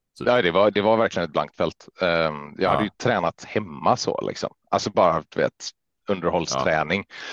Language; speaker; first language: Swedish; native; Swedish